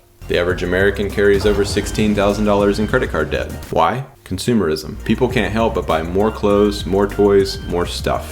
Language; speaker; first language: English; native; English